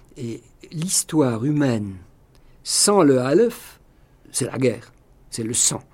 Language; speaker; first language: French; non-native, local second language; Swiss German